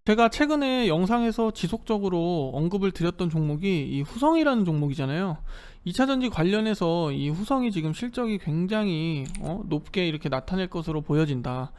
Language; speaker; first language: Korean; native; Korean